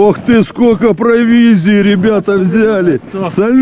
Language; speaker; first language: Russian; native; Russian